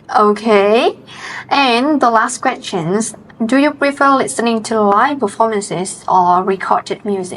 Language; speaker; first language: English; non-native, fluent; Vietnamese